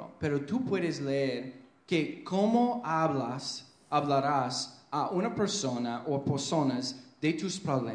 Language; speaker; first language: Spanish; non-native, fluent; English